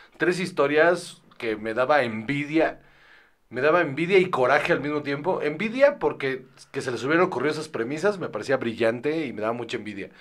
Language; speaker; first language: Spanish; native; Spanish